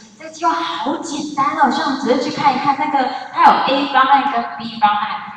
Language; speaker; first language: Chinese; native; Chinese